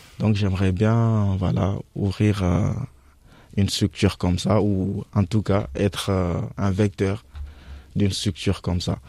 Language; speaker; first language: French; non-native, local second language; Fula